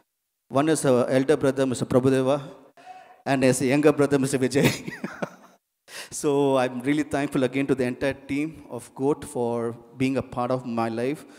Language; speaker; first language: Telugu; non-native, learner; Tamil